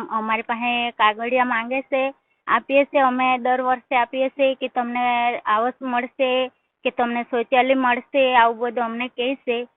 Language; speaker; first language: Gujarati; non-native, local second language; Bhili